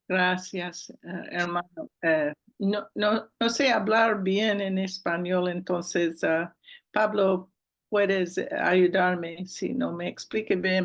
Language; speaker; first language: Spanish; non-native, learner; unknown